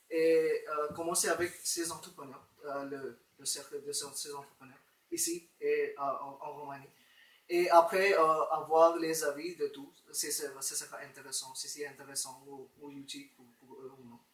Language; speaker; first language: French; non-native, fluent; Romanian